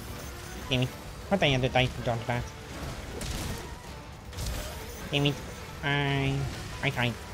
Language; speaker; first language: English; non-native, fluent; French